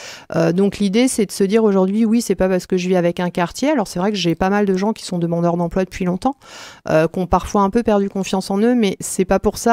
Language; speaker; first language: French; native; French